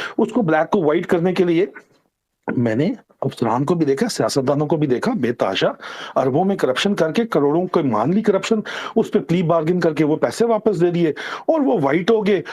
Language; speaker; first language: Urdu; non-native, local second language; Punjabi